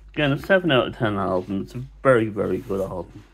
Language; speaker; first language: English; native; English